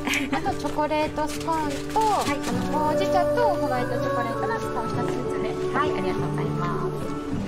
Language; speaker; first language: Japanese; native; Japanese